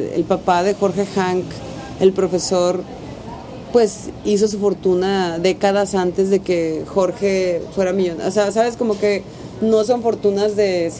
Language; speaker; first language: Spanish; native; Spanish